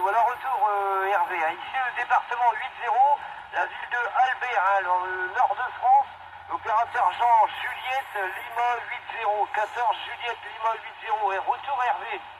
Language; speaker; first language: French; native; French